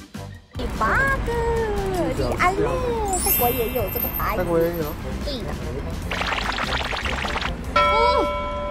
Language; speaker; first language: Chinese; non-native, learner; Thai